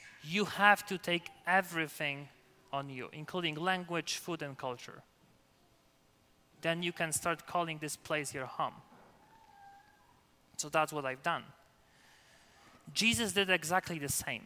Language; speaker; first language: English; non-native, fluent; Polish